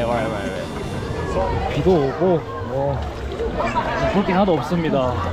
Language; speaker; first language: Korean; native; Korean